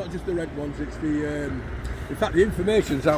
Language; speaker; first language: English; native; English